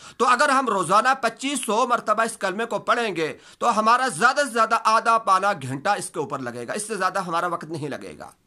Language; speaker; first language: Urdu; native; Urdu